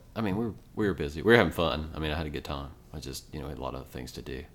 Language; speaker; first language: English; native; English